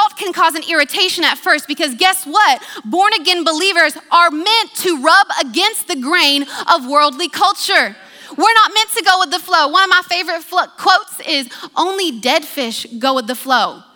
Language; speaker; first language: English; native; English